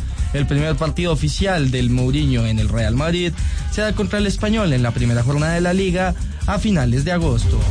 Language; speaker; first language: Spanish; native; Spanish